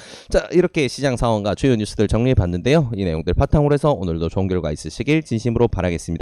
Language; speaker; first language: Korean; native; Korean